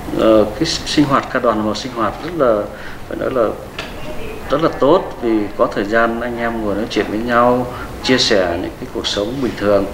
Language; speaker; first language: Vietnamese; native; Vietnamese